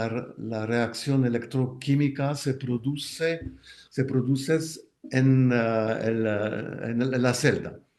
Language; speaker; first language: Spanish; non-native, fluent; French